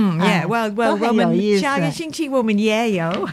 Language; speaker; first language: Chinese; non-native, learner; English